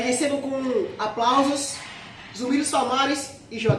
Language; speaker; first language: Portuguese; native; Portuguese